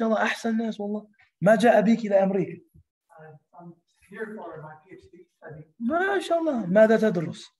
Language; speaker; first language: Arabic; non-native, fluent; English